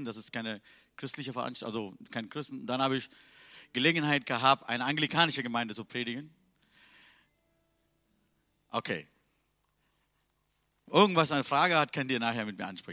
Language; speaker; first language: German; non-native, learner; Tamil